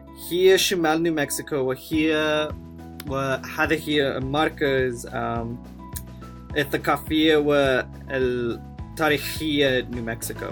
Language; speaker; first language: Arabic; non-native, learner; English